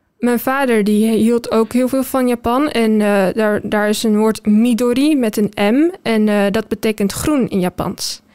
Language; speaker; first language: Dutch; early bilingual, heritage; Dutch